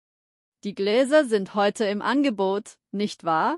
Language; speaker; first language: German; non-native, learner; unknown